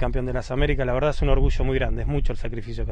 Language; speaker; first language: Spanish; native; Spanish